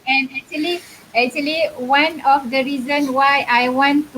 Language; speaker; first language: English; non-native, local second language; Malay